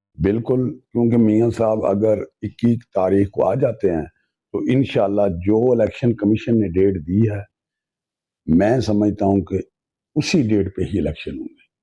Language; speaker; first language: Urdu; non-native, local second language; Punjabi